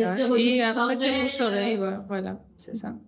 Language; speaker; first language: French; non-native, learner; Russian